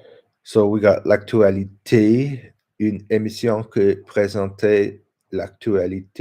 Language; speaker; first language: French; non-native, learner; English